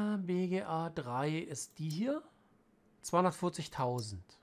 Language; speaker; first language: German; native; German